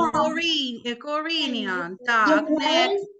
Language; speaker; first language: English; non-native, learner; Ukrainian